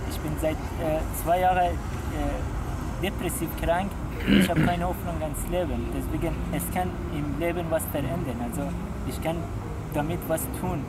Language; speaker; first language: German; non-native, learner; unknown